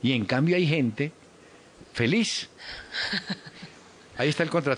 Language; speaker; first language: Spanish; native; Spanish